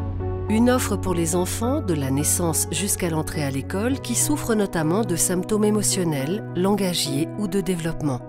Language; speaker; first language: French; native; French